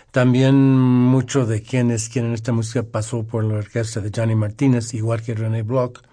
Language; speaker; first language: Spanish; early bilingual, heritage; Spanish